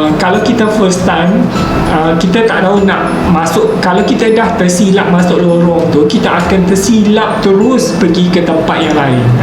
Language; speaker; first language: Malay; native; Malay